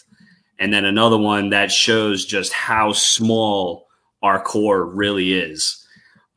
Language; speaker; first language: English; native; English